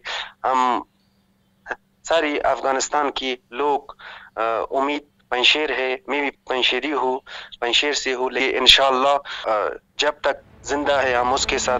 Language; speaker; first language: Hindi; non-native, learner; Persian